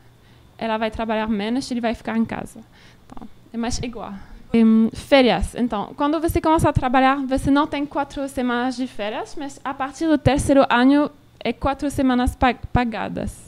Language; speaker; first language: Portuguese; non-native, learner; French